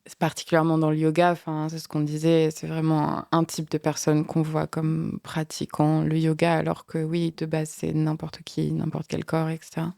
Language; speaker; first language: French; native; French